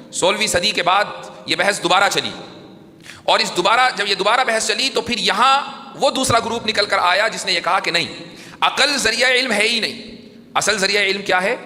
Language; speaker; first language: Urdu; native; Urdu